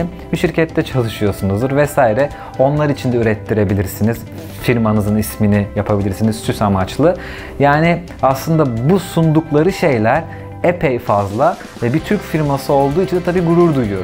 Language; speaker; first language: Turkish; native; Turkish